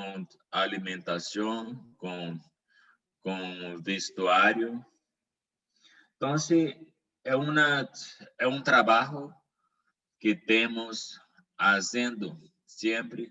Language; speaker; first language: Portuguese; non-native, learner; Spanish